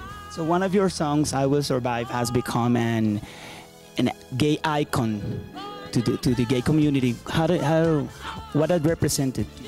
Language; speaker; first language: English; non-native, fluent; Spanish